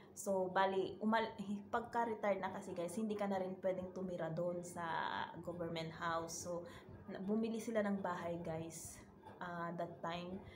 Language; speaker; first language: Filipino; native; Filipino